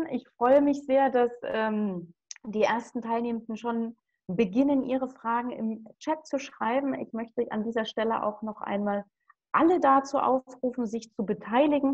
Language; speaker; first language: German; native; German